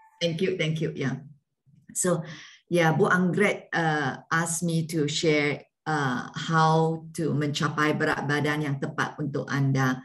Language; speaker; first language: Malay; non-native, local second language; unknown